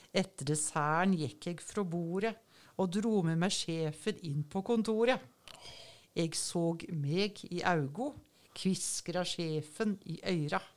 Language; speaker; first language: Norwegian; native; Norwegian